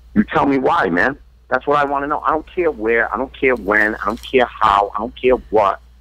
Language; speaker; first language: English; native; English